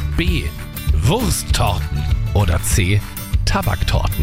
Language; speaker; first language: German; native; German